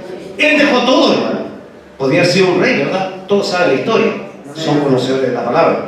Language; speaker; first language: Spanish; native; Spanish